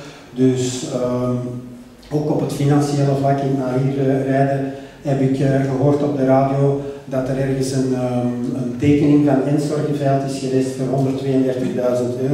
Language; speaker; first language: Dutch; native; Dutch